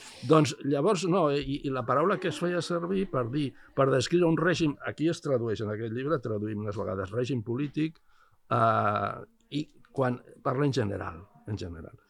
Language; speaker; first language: Catalan; non-native, local second language; Spanish